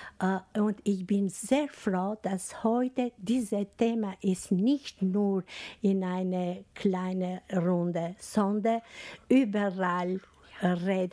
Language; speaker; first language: German; non-native, learner; Albanian